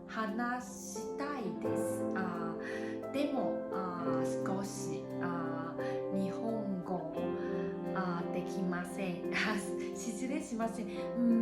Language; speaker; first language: Japanese; non-native, learner; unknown